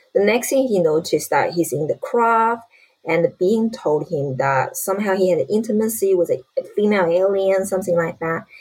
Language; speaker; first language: English; non-native, fluent; Chinese